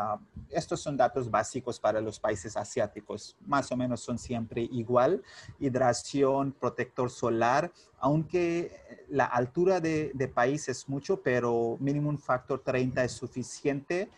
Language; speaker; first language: Spanish; non-native, fluent; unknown